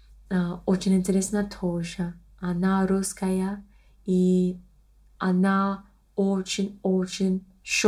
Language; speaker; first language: Russian; non-native, learner; English